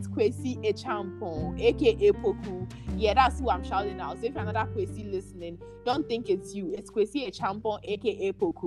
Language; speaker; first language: English; non-native, local second language; Akan